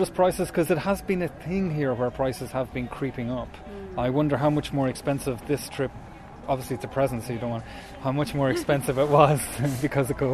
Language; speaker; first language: English; native; English